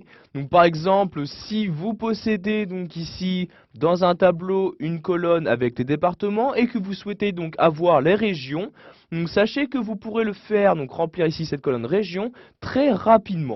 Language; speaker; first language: French; native; French